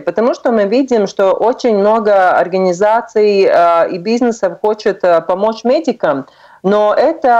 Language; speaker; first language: Russian; non-native, local second language; Latvian